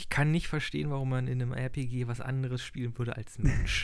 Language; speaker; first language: German; native; German